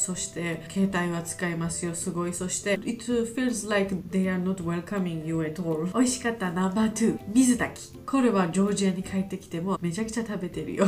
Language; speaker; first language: Japanese; non-native, learner; Georgian